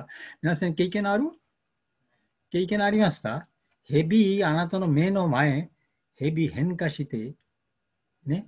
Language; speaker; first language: Japanese; non-native, learner; Bangla